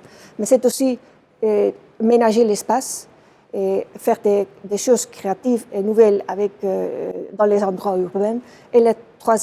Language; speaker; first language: French; non-native, fluent; Dutch